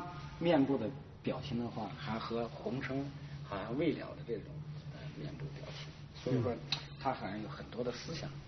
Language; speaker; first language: Chinese; native; Chinese